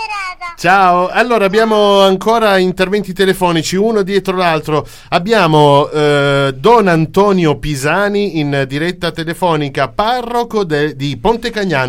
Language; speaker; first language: Italian; native; Italian